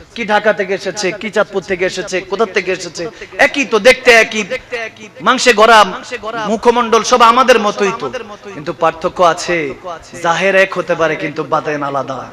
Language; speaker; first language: Bangla; early bilingual, other home language; Arabic